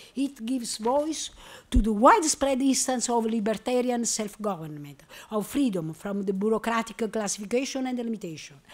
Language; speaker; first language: English; non-native, learner; Italian